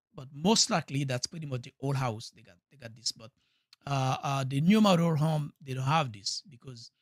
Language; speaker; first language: English; non-native, fluent; Haitian Creole